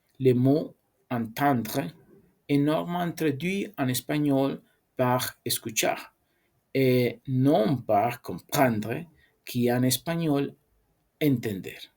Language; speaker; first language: French; non-native, learner; Spanish